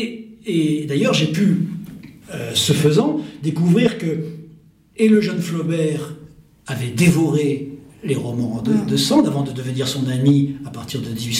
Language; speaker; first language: French; native; French